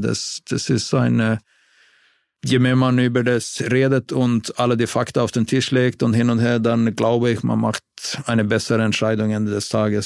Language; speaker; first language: German; non-native, fluent; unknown